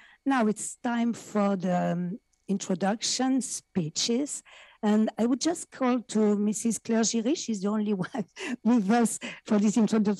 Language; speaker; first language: English; non-native, fluent; French